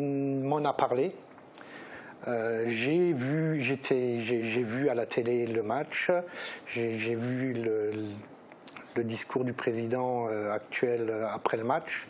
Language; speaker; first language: French; native; French